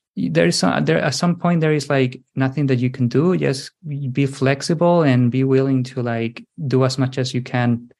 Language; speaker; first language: English; non-native, fluent; Spanish